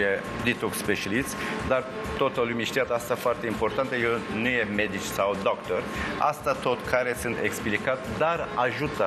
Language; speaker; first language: Romanian; non-native, learner; Turkish